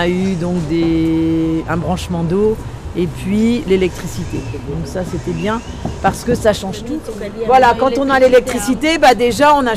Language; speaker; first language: French; native; French